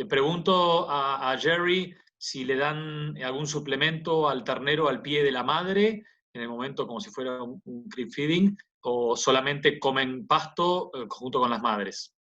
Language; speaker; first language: Spanish; native; Spanish